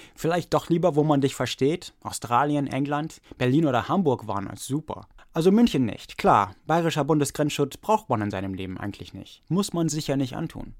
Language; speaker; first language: German; early bilingual, other home language; English